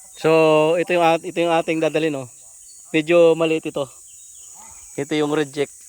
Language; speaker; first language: Filipino; non-native, local second language; Bikol